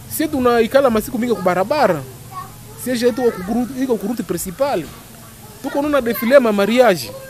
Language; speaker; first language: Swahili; non-native, local second language; Nande